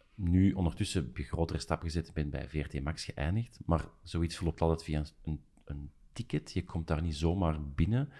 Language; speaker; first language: Dutch; native; Dutch